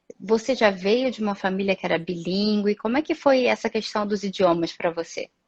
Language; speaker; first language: Portuguese; native; Portuguese